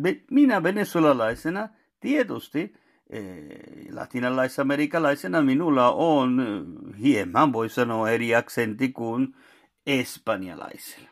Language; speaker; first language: Finnish; non-native, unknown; Spanish